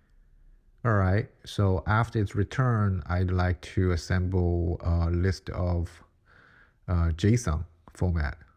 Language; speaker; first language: English; non-native, fluent; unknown